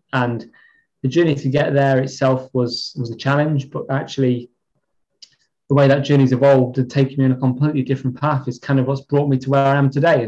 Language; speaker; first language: English; native; English